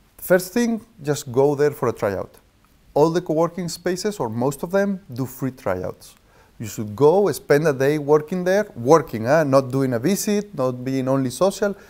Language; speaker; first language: English; non-native, fluent; Spanish